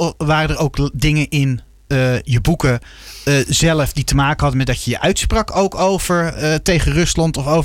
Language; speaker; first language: Dutch; native; Dutch